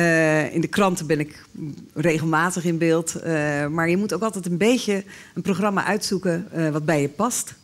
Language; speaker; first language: Dutch; native; Dutch